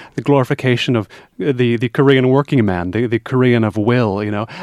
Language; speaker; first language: English; native; English